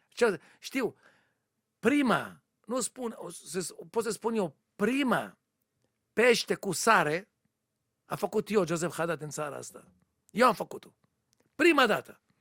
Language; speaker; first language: Romanian; non-native, learner; Hebrew